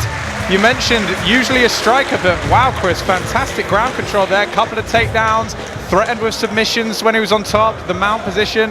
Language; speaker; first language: English; native; English